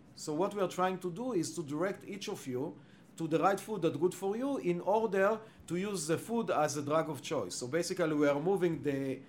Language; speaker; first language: English; non-native, fluent; Hebrew